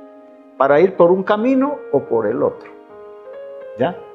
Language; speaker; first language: Spanish; native; Spanish